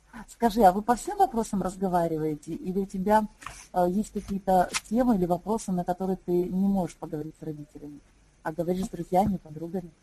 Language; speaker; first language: Russian; native; Russian